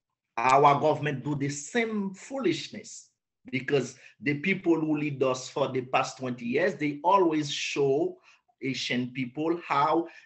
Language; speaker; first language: English; non-native, learner; Haitian Creole